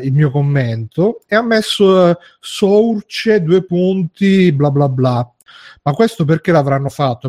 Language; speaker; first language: Italian; native; Italian